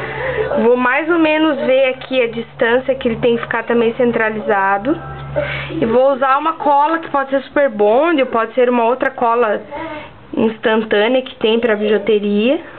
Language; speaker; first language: Portuguese; native; Portuguese